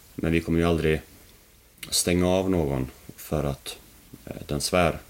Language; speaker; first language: Swedish; early bilingual, other home language; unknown